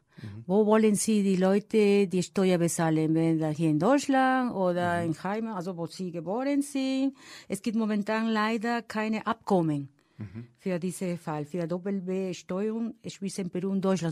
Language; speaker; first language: German; non-native, fluent; Spanish